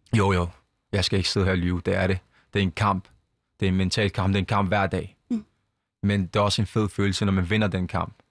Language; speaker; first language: Danish; early bilingual, other home language; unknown